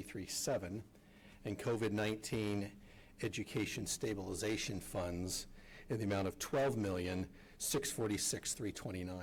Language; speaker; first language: English; native; English